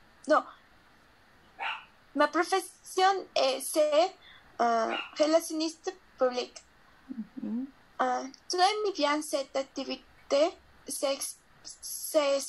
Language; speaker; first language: French; non-native, learner; Spanish